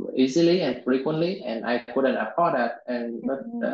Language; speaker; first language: English; non-native, fluent; Vietnamese